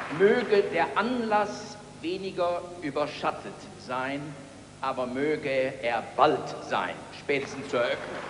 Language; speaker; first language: German; native; German